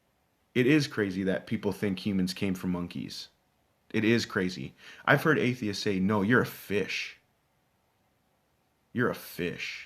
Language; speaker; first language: English; native; English